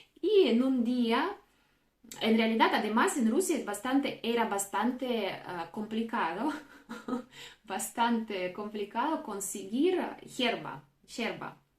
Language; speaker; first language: Spanish; non-native, fluent; Russian